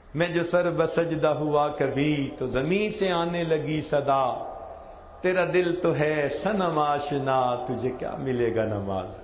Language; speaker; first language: Urdu; non-native, local second language; Punjabi